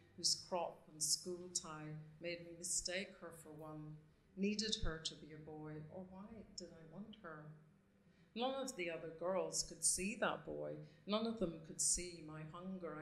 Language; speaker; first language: English; native; English